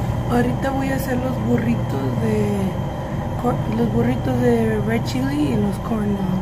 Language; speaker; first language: Spanish; early bilingual, heritage; Spanish